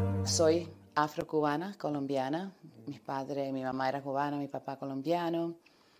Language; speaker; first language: Spanish; early bilingual, heritage; Spanish